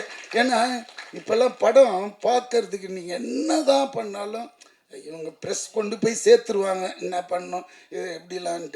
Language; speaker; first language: Tamil; native; Tamil